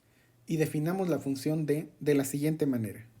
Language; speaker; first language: Spanish; native; Spanish